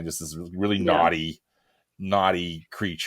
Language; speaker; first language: English; native; English